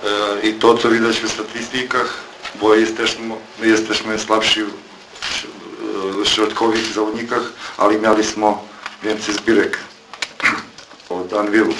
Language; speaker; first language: Polish; non-native, learner; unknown